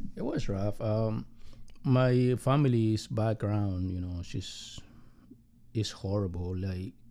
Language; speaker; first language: English; non-native, learner; Spanish